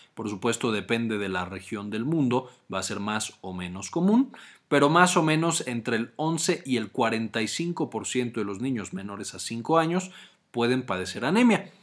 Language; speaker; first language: Spanish; native; Spanish